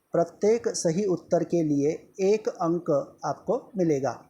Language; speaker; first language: Hindi; non-native, local second language; Marathi